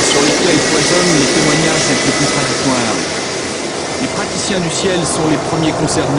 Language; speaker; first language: French; native; French